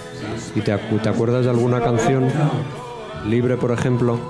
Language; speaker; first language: Spanish; native; Spanish